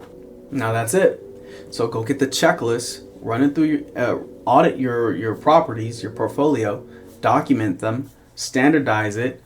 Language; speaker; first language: English; native; English